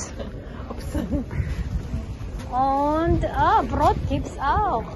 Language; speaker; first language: German; non-native, learner; Filipino